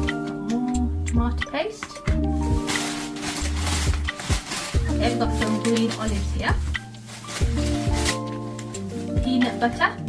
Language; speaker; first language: English; native; English